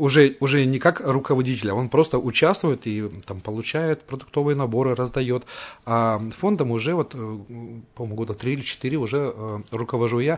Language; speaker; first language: Russian; native; Russian